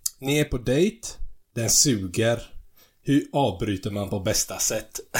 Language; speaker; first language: Swedish; early bilingual, other home language; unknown